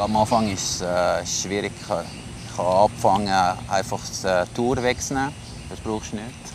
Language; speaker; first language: German; non-native, local second language; Italian